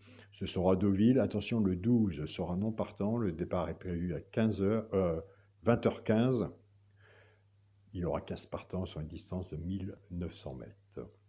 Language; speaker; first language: French; native; French